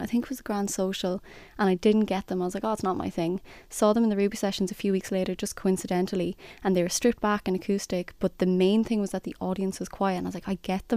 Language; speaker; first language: English; native; English